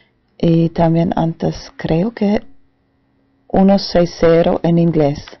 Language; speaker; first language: Spanish; non-native, fluent; German